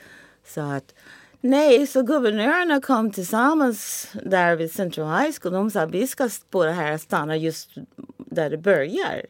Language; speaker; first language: Swedish; non-native, fluent; English